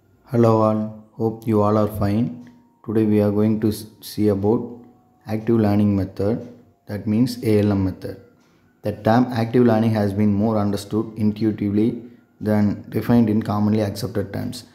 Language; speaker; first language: English; non-native, local second language; Tamil